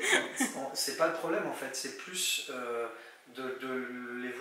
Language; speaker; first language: French; native; French